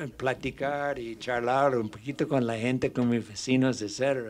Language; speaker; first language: Spanish; non-native, learner; English